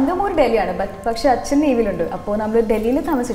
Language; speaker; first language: Malayalam; non-native, local second language; Hindi